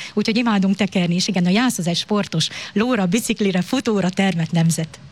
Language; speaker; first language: Hungarian; native; Hungarian